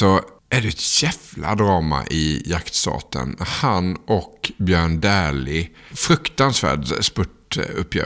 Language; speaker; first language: Swedish; native; Swedish